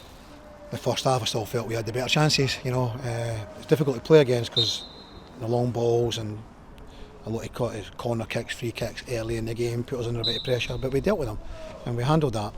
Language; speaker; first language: English; native; English